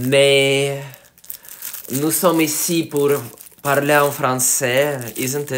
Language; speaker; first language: French; non-native, learner; English